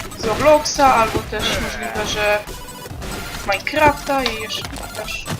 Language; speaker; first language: Polish; native; Polish